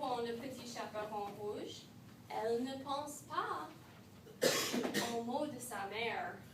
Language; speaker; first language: French; non-native, fluent; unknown